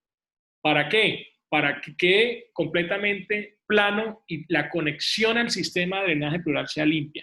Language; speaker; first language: Spanish; native; Spanish